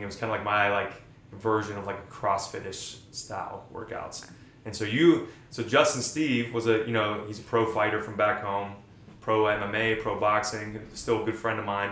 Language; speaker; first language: English; native; English